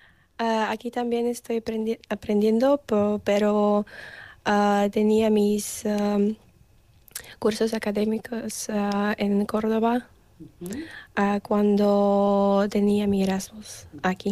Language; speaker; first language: Spanish; non-native, learner; Slovak